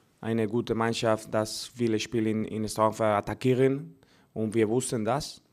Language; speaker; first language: German; non-native, learner; Spanish